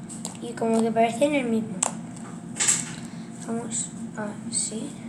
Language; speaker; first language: Spanish; native; Spanish